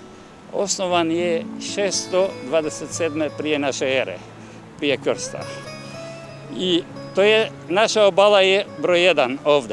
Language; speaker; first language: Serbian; non-native, learner; Albanian